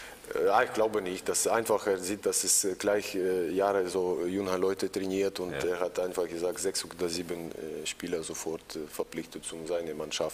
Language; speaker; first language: German; non-native, learner; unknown